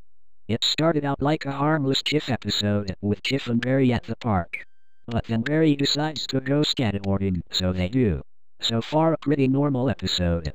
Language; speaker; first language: English; native; English